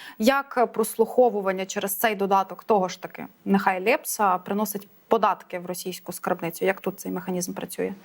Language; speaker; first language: Ukrainian; native; Ukrainian